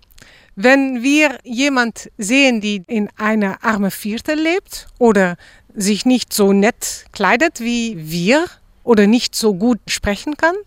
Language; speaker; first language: German; non-native, fluent; Dutch